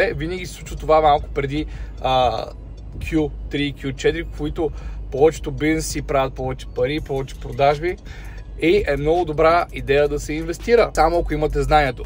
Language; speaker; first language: Bulgarian; native; Bulgarian